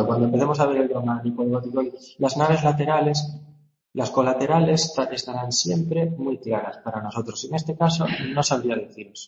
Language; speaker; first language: Spanish; native; Spanish